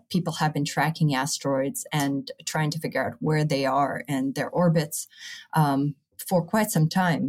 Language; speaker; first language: English; early bilingual, other home language; Russian